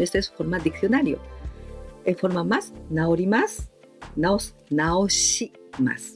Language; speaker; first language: Spanish; non-native, fluent; Japanese